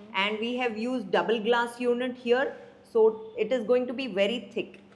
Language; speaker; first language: English; non-native, local second language; Telugu